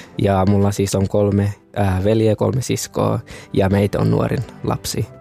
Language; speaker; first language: Finnish; early bilingual, other home language; Kinyarwanda